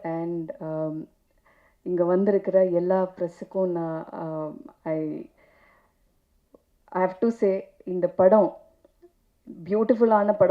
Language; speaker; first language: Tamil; non-native, learner; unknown